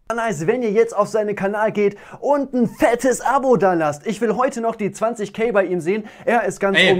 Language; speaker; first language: German; native; German